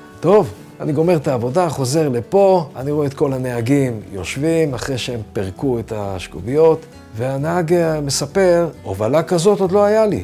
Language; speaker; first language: Hebrew; native; Hebrew